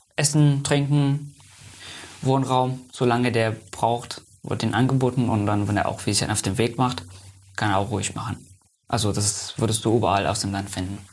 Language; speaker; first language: German; non-native, fluent; Persian